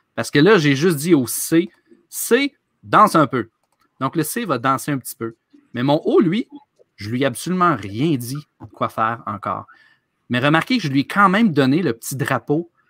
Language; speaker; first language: French; native; French